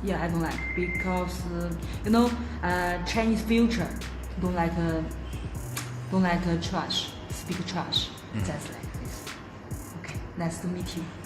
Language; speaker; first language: English; non-native, learner; Chinese